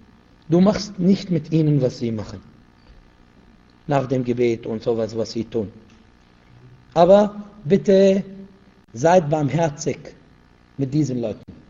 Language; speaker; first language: German; non-native, fluent; Arabic